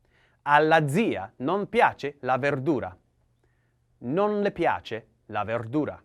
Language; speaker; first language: Italian; non-native, learner; English